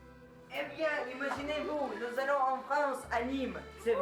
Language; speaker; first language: French; non-native, learner; Russian